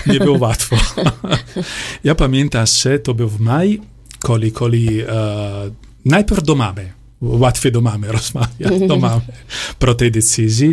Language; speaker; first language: Polish; non-native, learner; Italian